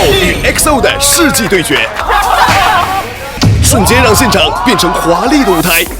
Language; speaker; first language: Chinese; native; Chinese